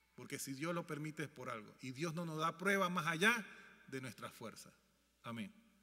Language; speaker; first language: Spanish; native; Spanish